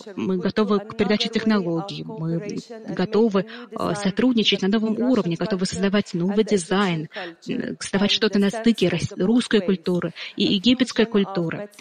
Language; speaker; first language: Russian; non-native, fluent; Arabic